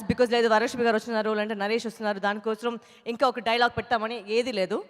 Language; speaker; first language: Telugu; non-native, local second language; Tamil